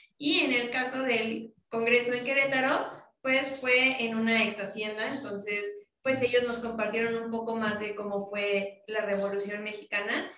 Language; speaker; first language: Spanish; native; Spanish